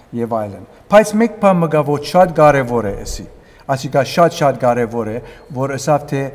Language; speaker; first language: Armenian; early bilingual, heritage; Armenian